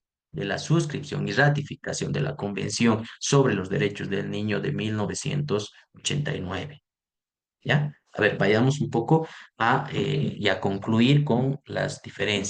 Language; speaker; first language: Spanish; native; Spanish